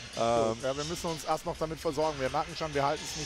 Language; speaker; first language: German; native; German